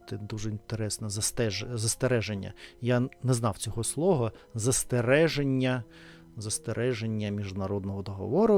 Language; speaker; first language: Ukrainian; non-native, learner; Russian